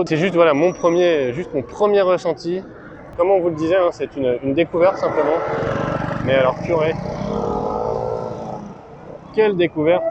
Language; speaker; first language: French; native; French